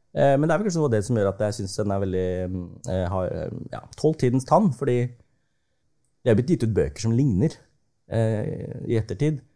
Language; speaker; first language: Norwegian; early bilingual, other home language; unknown